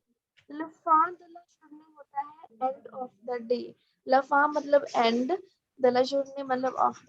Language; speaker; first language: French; non-native, fluent; Hindi